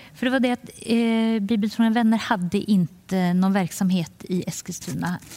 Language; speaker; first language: Swedish; native; Swedish